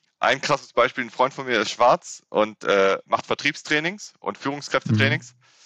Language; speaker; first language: German; native; German